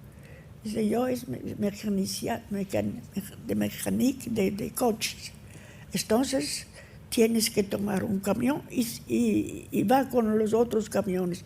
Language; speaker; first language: Spanish; early bilingual, heritage; Ladino